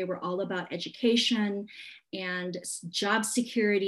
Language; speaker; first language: English; non-native, local second language; Cantonese